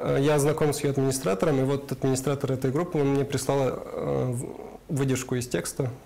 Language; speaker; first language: Russian; non-native, local second language; Karachay-Balkar